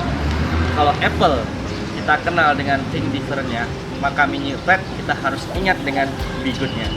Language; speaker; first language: Indonesian; native; Indonesian